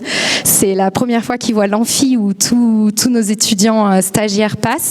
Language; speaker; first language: French; native; French